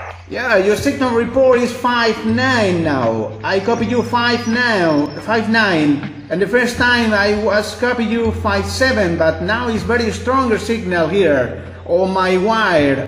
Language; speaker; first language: English; non-native, learner; Spanish